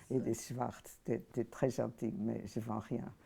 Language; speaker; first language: French; non-native, fluent; Portuguese